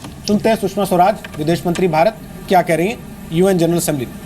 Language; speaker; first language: Hindi; native; Hindi